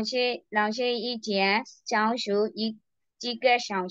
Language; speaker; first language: Chinese; non-native, learner; Burmese